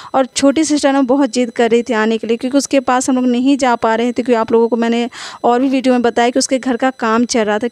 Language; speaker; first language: Hindi; native; Hindi